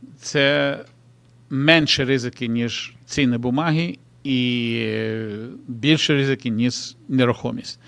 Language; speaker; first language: Ukrainian; non-native, local second language; Russian